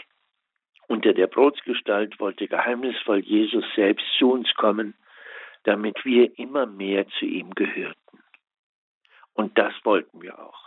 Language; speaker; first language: German; native; German